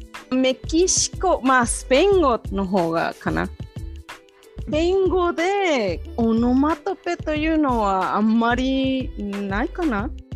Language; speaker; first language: Japanese; non-native, fluent; Spanish